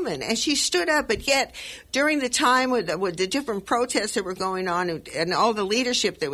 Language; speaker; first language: English; native; English